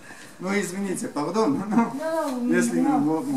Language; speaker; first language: Russian; non-native, fluent; Armenian